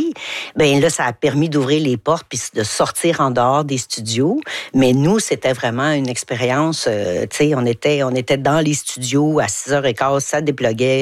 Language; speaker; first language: French; native; French